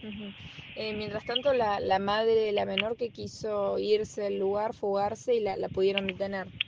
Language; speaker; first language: Spanish; native; Spanish